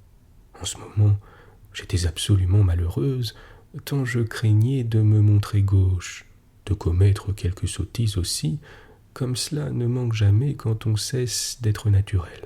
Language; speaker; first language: French; native; French